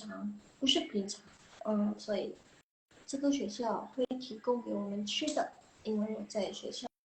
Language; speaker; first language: Chinese; non-native, fluent; Indonesian